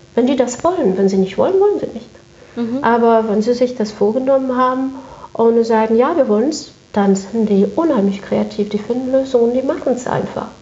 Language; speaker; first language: German; non-native, fluent; French